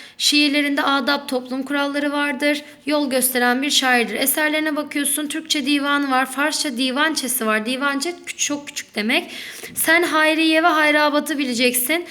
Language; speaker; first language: Turkish; native; Turkish